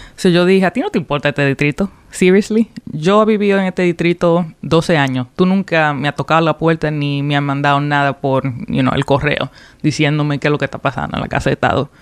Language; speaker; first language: Spanish; early bilingual, heritage; Spanish